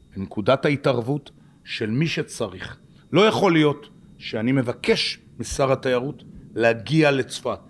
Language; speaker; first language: Hebrew; native; Hebrew